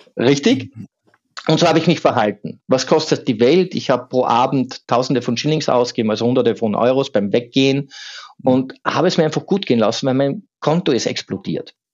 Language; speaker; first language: German; native; German